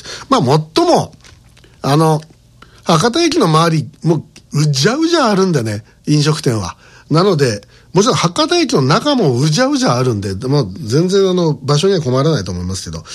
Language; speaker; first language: Japanese; native; Japanese